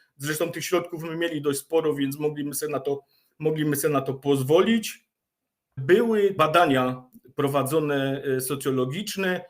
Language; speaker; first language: Polish; native; Polish